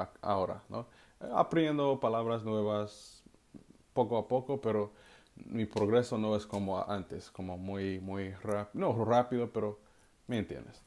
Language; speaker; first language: Spanish; non-native, learner; English